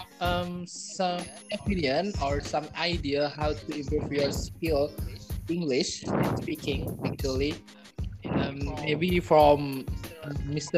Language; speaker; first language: English; non-native, learner; Indonesian